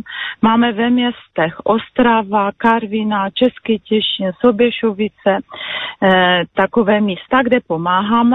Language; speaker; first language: Czech; non-native, local second language; Polish